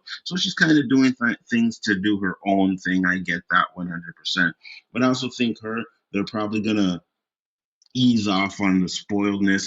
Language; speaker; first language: English; native; English